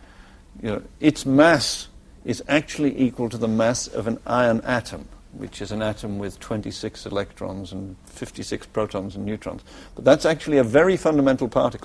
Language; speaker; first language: English; native; English